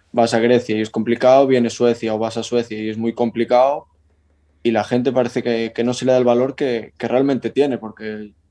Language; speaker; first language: Spanish; native; Spanish